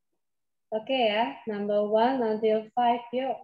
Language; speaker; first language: English; non-native, fluent; Indonesian